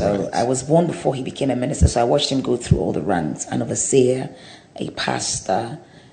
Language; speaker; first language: English; non-native, local second language; Akan